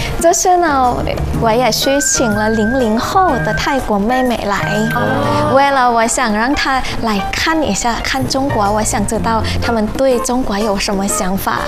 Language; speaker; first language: Chinese; non-native, fluent; Thai